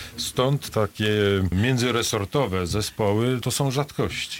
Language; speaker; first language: Polish; native; Polish